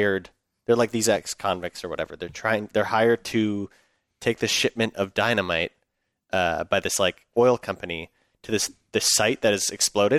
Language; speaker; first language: English; native; English